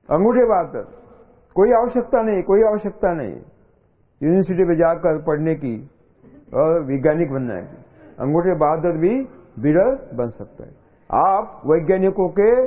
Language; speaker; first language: Hindi; non-native, local second language; Marathi